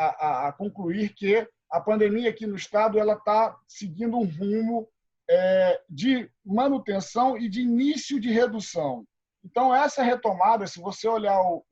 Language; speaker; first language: Portuguese; native; Portuguese